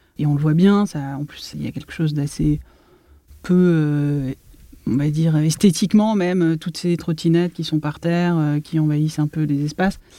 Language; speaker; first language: French; native; French